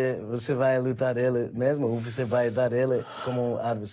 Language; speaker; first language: Portuguese; non-native, learner; English